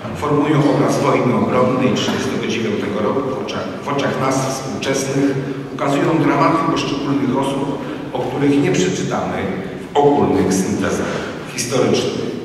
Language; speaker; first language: Polish; native; Polish